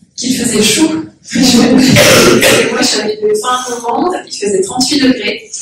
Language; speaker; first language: French; native; French